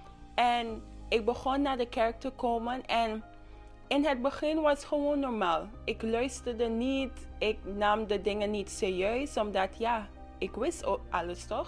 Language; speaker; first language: Dutch; non-native, local second language; English